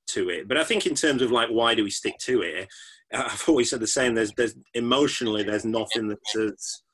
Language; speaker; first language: English; native; English